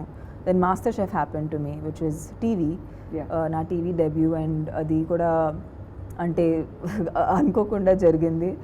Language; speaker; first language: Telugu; non-native, fluent; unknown